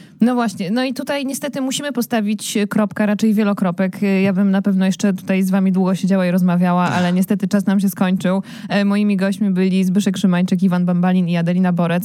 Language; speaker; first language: Polish; native; Polish